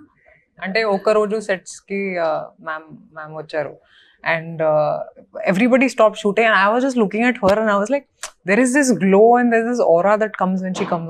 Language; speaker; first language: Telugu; non-native, fluent; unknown